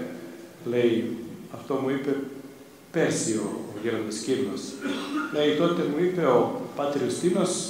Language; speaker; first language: Greek; non-native, fluent; Serbian